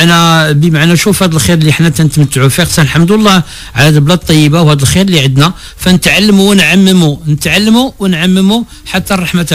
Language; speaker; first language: Arabic; native; Arabic